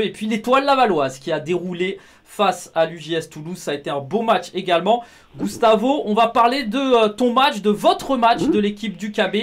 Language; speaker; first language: French; native; French